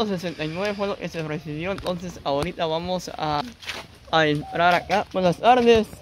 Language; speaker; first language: Spanish; native; Spanish